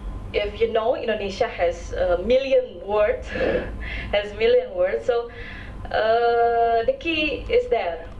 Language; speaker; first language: English; non-native, local second language; Indonesian